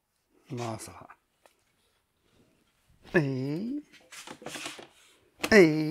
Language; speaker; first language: Russian; non-native, learner; Chinese